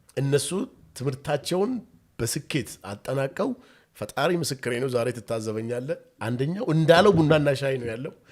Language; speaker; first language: Amharic; non-native, local second language; Oromo